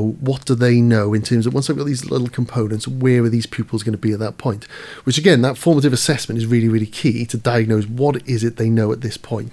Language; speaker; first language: English; native; English